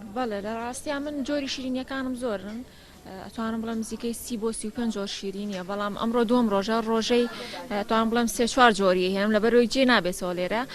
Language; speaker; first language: Central Kurdish; non-native, local second language; Gurani